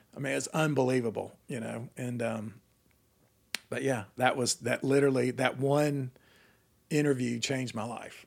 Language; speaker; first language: English; native; English